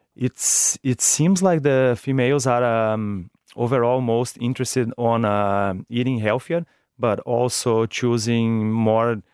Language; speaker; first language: English; non-native, fluent; Portuguese